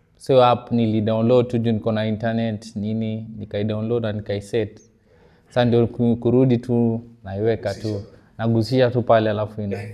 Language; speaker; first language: Swahili; native; Swahili